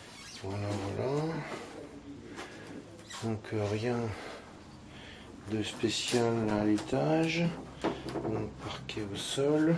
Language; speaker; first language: French; native; French